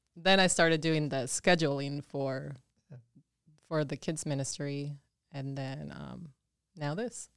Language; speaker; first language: English; early bilingual, other home language; Spanish